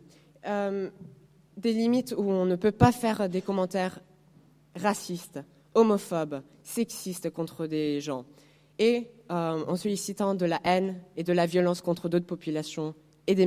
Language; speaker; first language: French; non-native, fluent; Spanish